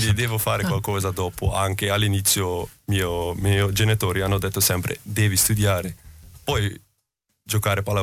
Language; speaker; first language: Italian; non-native, learner; Dutch